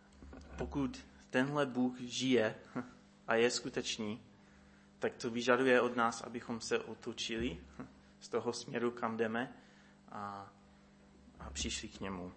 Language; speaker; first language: Czech; non-native, fluent; English